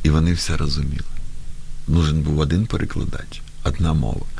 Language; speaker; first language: Ukrainian; non-native, local second language; Russian